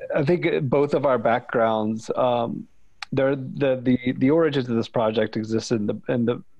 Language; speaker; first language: English; native; English